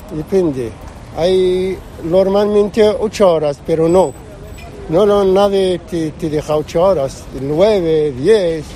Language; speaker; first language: Spanish; non-native, learner; Arabic